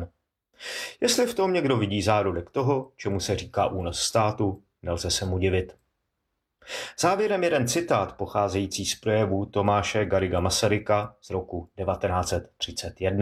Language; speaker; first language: Czech; native; Czech